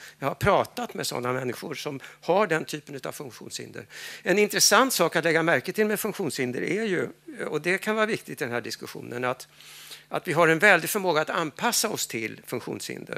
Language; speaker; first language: Swedish; native; Swedish